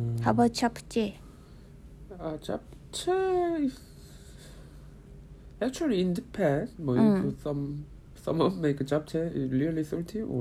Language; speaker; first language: English; non-native, learner; Korean